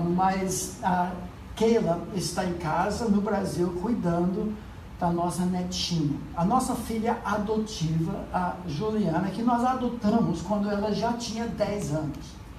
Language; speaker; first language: Portuguese; non-native, fluent; English